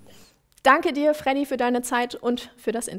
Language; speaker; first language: German; native; German